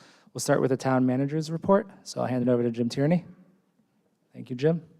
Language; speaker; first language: English; native; English